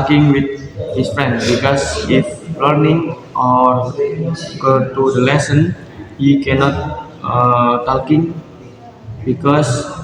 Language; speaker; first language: English; non-native, learner; Indonesian